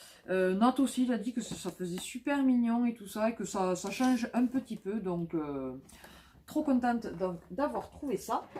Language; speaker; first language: French; native; French